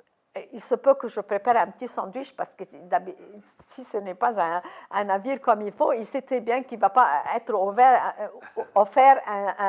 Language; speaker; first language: French; non-native, fluent; Arabic